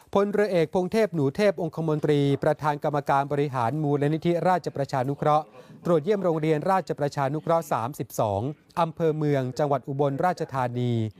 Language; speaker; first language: Thai; native; Thai